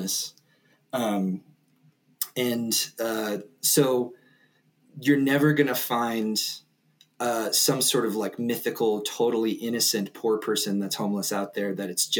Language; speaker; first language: English; native; English